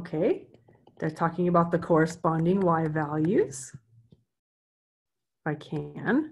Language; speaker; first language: English; native; English